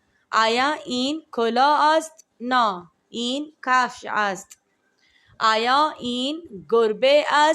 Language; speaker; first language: Persian; non-native, fluent; Urdu